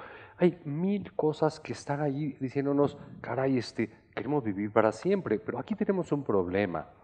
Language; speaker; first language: Spanish; native; Spanish